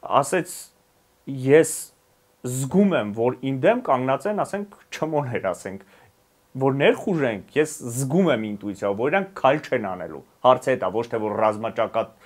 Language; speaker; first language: Armenian; native; Armenian